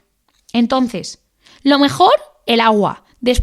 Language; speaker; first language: Spanish; native; Spanish